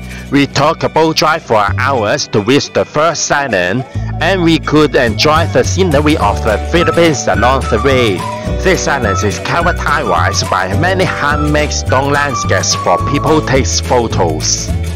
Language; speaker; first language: English; non-native, local second language; Cantonese